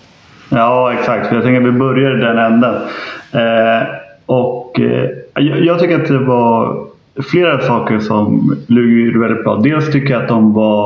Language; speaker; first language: Swedish; native; Swedish